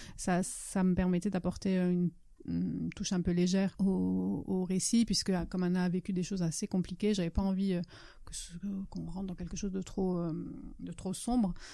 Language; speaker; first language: French; early bilingual, other home language; Italian